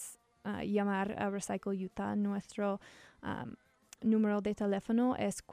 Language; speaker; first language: Spanish; non-native, learner; English